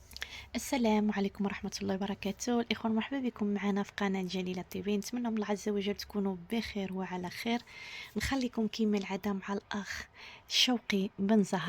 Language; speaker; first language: Arabic; native; Arabic